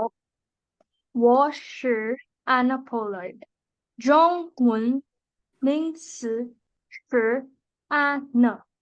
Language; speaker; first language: Chinese; non-native, learner; Filipino